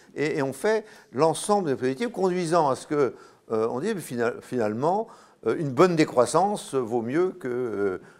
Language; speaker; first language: French; native; French